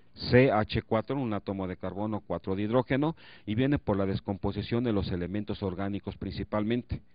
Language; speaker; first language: Spanish; native; Spanish